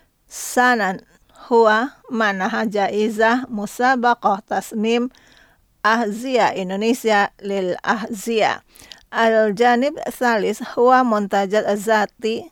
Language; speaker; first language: Arabic; non-native, fluent; Indonesian